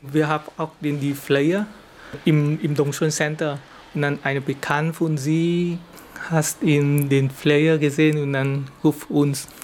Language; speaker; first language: German; non-native, learner; Vietnamese